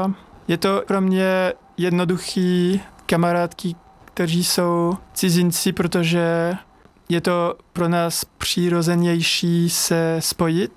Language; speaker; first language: Czech; non-native, fluent; French